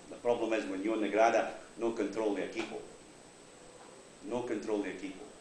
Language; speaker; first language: Spanish; non-native, learner; English